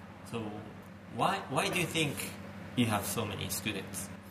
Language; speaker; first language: English; non-native, fluent; Japanese